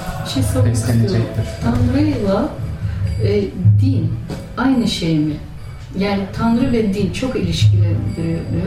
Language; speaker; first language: Turkish; early bilingual, heritage; Turkish